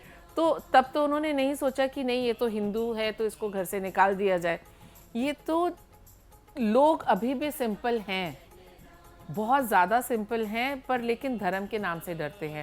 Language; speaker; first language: Hindi; native; Hindi